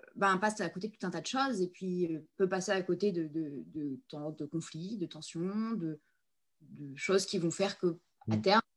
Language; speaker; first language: French; native; French